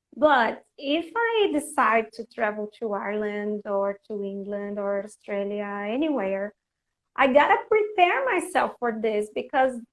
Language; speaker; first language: English; non-native, fluent; Portuguese